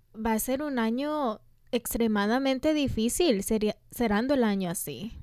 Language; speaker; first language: Spanish; early bilingual, heritage; Spanish